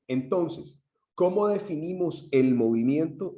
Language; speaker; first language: Spanish; native; Spanish